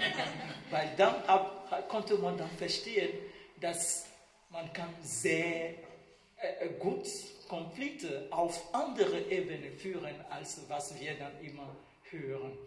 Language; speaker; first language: German; non-native, fluent; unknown